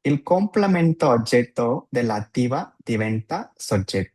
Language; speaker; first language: Italian; non-native, fluent; Tamil